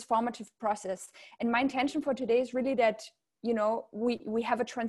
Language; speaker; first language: English; non-native, fluent; German